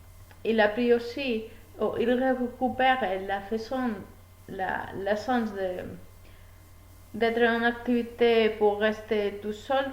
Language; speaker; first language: French; non-native, learner; Spanish